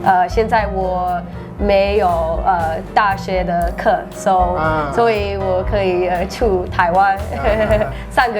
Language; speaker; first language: Chinese; early bilingual, heritage; English